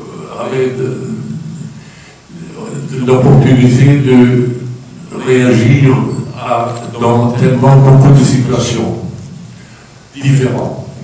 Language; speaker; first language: French; non-native, fluent; Swedish